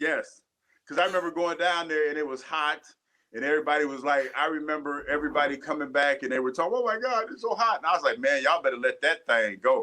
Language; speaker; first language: English; native; English